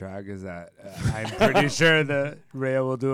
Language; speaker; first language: English; native; English